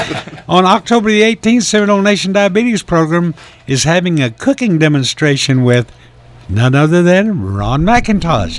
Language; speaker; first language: English; native; English